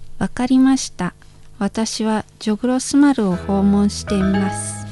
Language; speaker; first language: Japanese; non-native, fluent; Indonesian